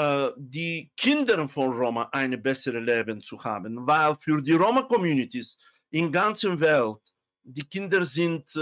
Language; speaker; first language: German; non-native, fluent; Romany